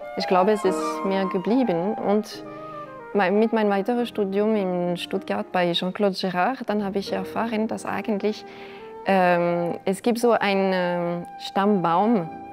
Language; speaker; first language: German; non-native, fluent; French